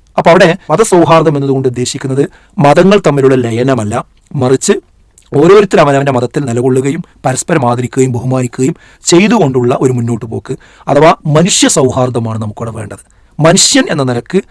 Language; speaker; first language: Malayalam; native; Malayalam